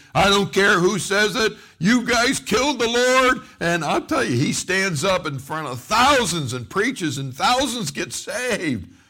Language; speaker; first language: English; native; English